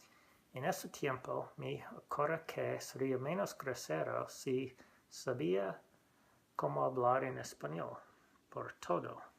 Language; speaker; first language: Spanish; non-native, learner; English